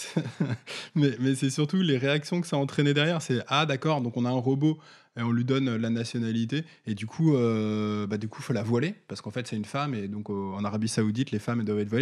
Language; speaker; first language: French; native; French